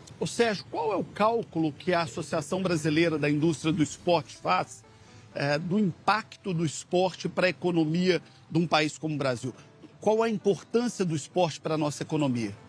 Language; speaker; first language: Portuguese; native; Portuguese